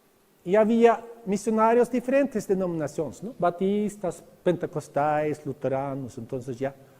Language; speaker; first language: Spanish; non-native, learner; Norwegian